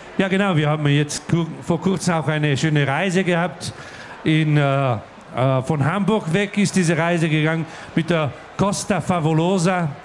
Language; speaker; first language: German; non-native, local second language; Ladin